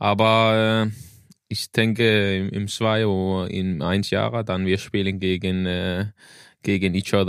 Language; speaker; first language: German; non-native, learner; Danish